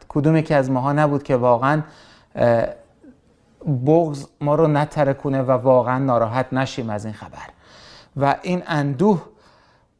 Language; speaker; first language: Persian; native; Persian